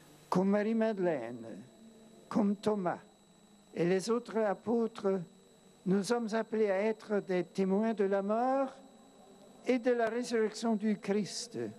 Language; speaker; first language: French; non-native, fluent; German